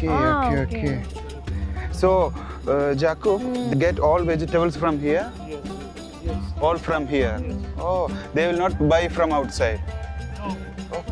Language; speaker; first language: English; non-native, local second language; Malayalam